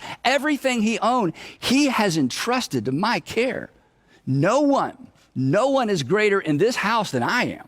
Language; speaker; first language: English; native; English